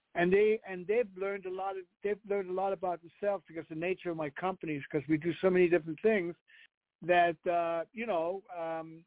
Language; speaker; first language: English; non-native, fluent; Danish